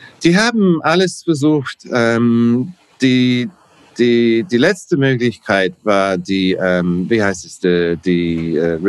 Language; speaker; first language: German; non-native, learner; English